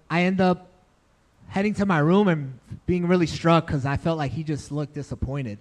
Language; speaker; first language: English; native; English